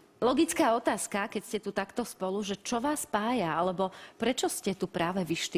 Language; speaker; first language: Slovak; native; Slovak